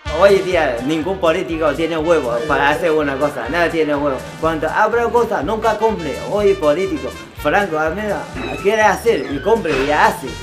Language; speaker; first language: Spanish; non-native, learner; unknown